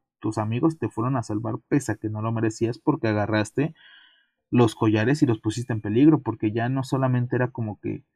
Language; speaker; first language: Spanish; native; Spanish